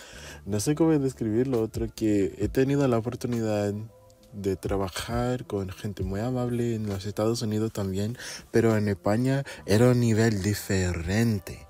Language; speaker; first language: Spanish; non-native, fluent; English